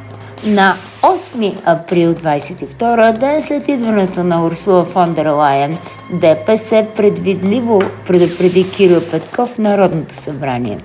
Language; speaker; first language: Bulgarian; native; Bulgarian